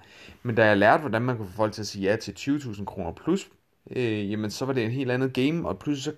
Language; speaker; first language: Danish; native; Danish